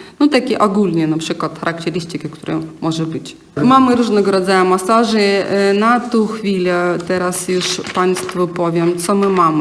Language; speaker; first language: Polish; non-native, learner; Ukrainian